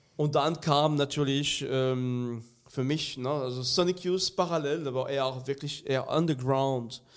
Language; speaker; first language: German; non-native, fluent; French